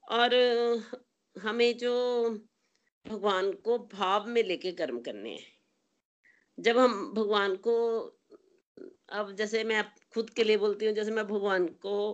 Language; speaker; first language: Hindi; native; Hindi